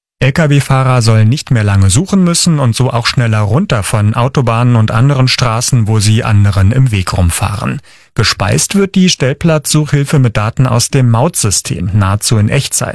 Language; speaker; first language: German; native; German